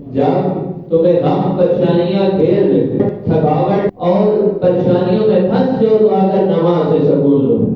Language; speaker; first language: Urdu; non-native, local second language; Punjabi